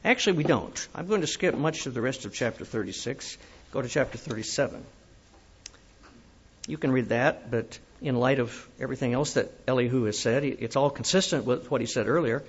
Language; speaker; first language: English; native; English